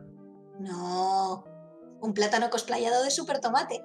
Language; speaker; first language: Spanish; native; Spanish